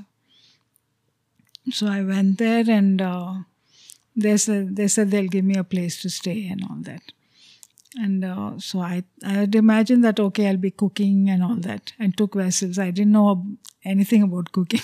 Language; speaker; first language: English; non-native, local second language; Telugu